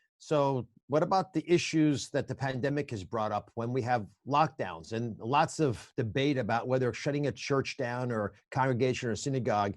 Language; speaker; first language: English; native; English